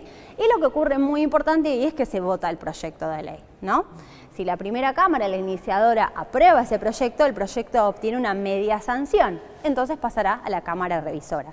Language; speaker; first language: Spanish; native; Spanish